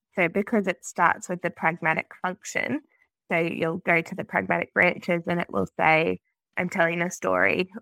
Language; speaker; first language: English; native; English